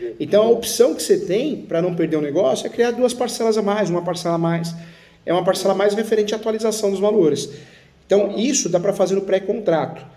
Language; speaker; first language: Portuguese; native; Portuguese